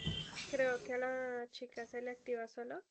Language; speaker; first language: Spanish; native; Spanish